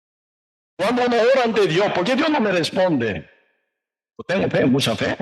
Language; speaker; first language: Spanish; non-native, learner; Korean